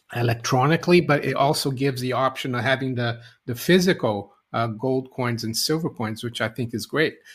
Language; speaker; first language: English; non-native, fluent; Portuguese